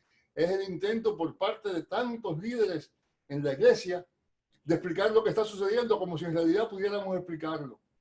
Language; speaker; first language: Spanish; native; Spanish